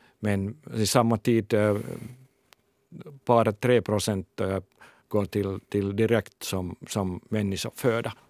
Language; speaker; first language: Swedish; non-native, local second language; Finnish